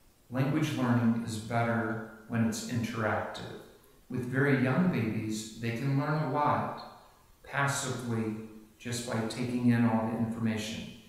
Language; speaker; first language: English; native; English